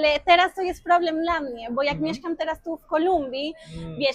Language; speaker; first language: Polish; non-native, fluent; Spanish